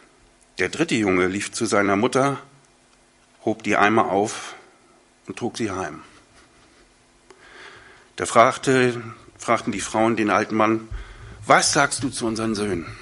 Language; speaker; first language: German; native; German